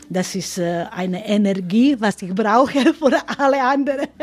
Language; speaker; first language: German; non-native, learner; Croatian